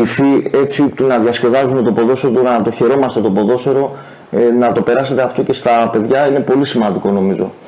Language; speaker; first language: Greek; native; Greek